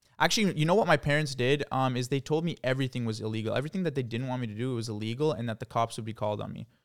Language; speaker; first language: English; early bilingual, other home language; Croatian